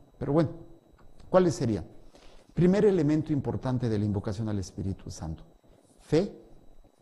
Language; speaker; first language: Spanish; native; Spanish